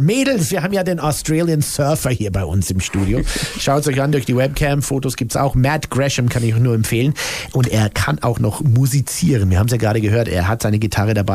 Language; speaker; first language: German; native; German